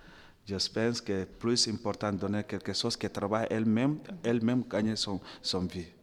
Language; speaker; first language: French; non-native, learner; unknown